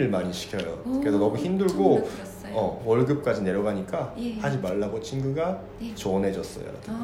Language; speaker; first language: Korean; non-native, fluent; Japanese